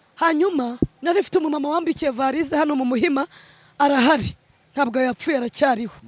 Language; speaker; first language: Kinyarwanda; early bilingual, other home language; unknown